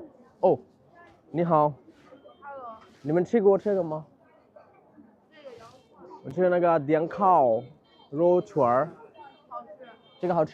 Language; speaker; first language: Chinese; non-native, fluent; Bangla